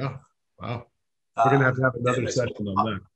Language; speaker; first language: English; native; English